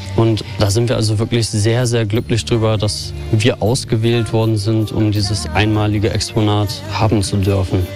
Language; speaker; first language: German; native; German